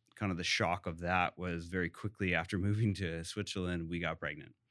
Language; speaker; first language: English; native; English